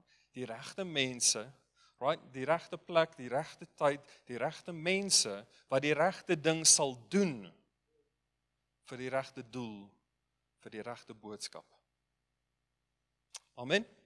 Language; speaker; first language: Afrikaans; non-native, fluent; Dutch